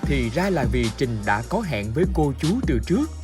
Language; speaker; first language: Vietnamese; native; Vietnamese